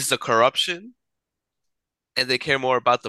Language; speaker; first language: English; native; English